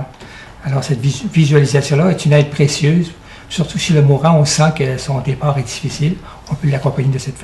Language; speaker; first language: French; native; French